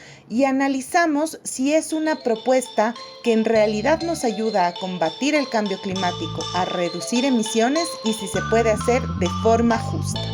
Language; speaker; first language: Spanish; native; Spanish